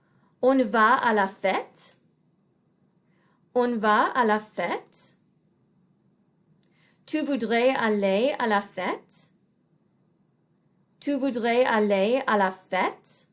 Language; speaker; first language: French; non-native, fluent; English